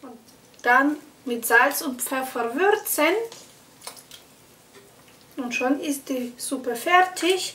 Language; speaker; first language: German; non-native, fluent; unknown